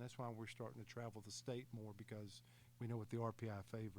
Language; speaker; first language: English; native; English